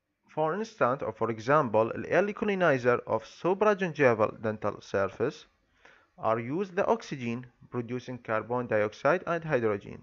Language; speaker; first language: English; non-native, fluent; Arabic